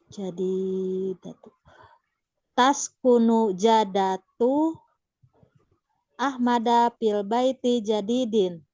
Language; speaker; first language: Arabic; non-native, learner; Indonesian